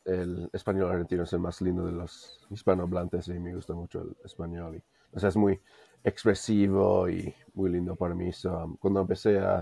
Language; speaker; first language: Spanish; non-native, fluent; English